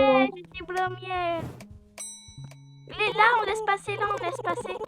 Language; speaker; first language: French; native; French